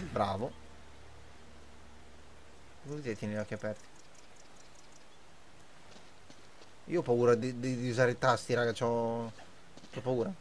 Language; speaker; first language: Italian; native; Italian